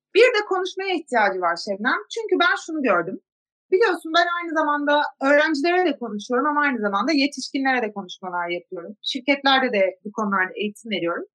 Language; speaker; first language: Turkish; native; Turkish